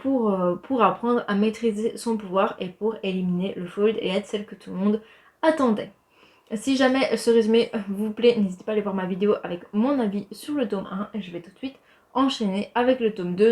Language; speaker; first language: French; native; French